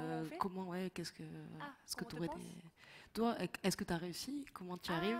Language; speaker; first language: French; native; French